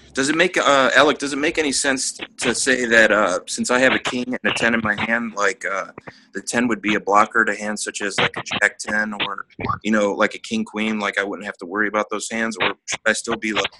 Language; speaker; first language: English; native; English